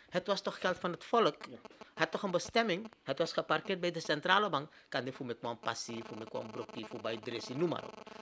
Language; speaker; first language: Dutch; native; Dutch